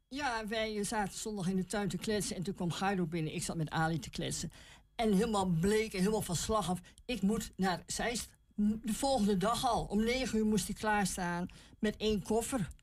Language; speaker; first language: Dutch; native; Dutch